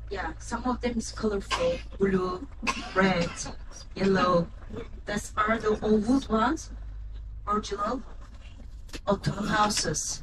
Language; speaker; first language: English; non-native, fluent; Turkish